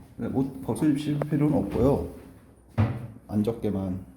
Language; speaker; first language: Korean; native; Korean